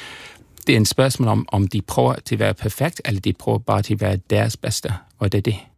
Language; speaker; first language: Danish; non-native, fluent; English